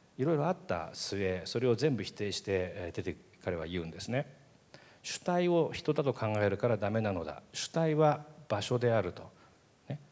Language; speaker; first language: Japanese; native; Japanese